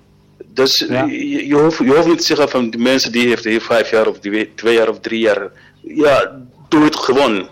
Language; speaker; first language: Dutch; non-native, learner; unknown